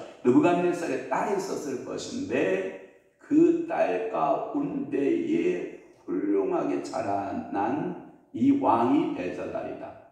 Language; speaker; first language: Korean; native; Korean